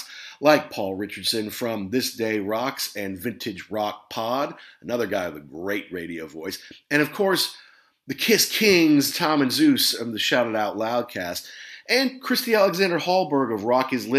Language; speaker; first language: English; native; English